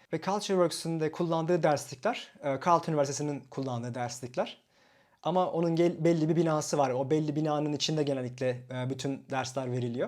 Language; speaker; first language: Turkish; native; Turkish